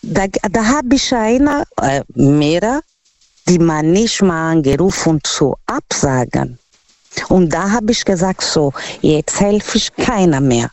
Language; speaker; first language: German; non-native, learner; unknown